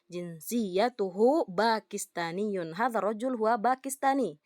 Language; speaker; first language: Arabic; non-native, fluent; Indonesian